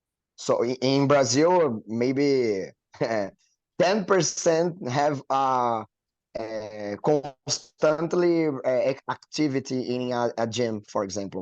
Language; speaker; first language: English; non-native, learner; Portuguese